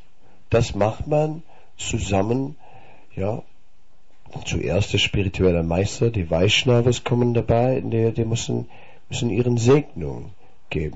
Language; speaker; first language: German; non-native, fluent; Dutch